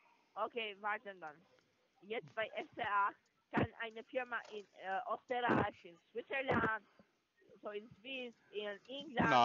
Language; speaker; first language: German; non-native, learner; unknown